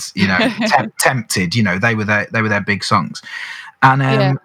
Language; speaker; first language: English; native; English